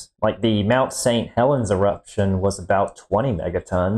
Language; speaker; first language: English; native; English